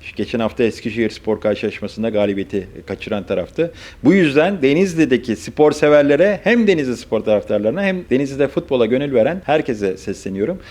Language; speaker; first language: Turkish; native; Turkish